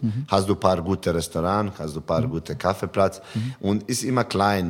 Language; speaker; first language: German; non-native, fluent; Serbian